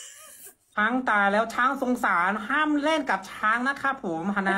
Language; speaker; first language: Thai; non-native, fluent; Korean